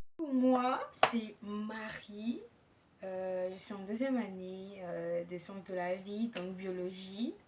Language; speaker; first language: French; native; French